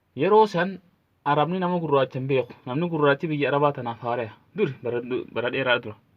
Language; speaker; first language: Oromo; native; Oromo